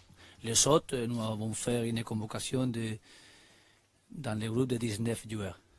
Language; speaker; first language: French; non-native, learner; Spanish